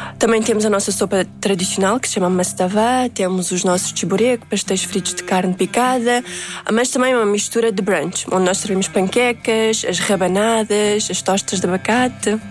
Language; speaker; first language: Portuguese; early bilingual, other home language; Uzbek